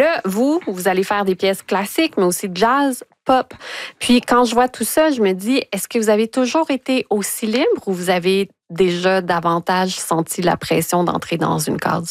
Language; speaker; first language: French; native; French